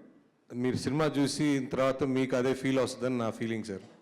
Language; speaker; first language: Telugu; native; Telugu